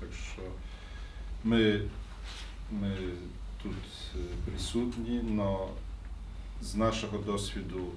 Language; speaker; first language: Ukrainian; non-native, fluent; Polish